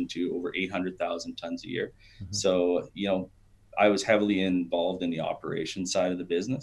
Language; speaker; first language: English; native; English